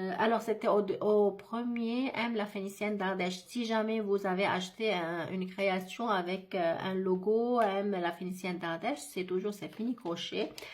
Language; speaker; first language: French; non-native, local second language; Arabic